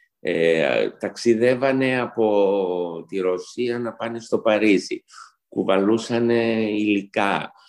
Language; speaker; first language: Greek; early bilingual, heritage; Greek